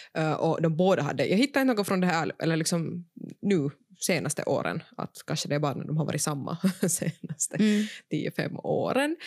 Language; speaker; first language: Swedish; native; Swedish